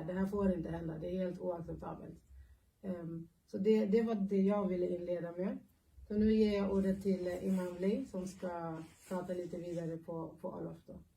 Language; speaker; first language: Swedish; early bilingual, other home language; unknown